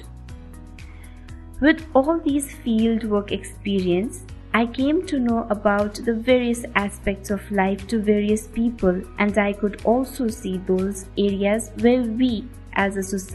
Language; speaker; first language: English; non-native, local second language; Nepali